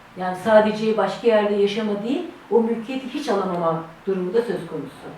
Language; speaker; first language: Turkish; native; Turkish